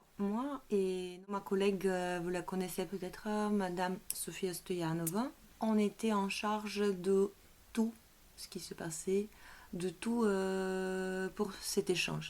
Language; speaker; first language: French; non-native, fluent; Bulgarian